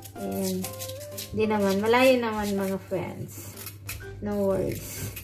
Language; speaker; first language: Filipino; non-native, local second language; Iloko